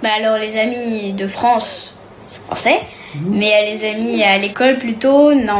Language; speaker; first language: French; early bilingual, heritage; French